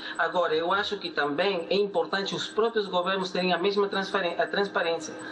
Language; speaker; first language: Portuguese; non-native, fluent; Spanish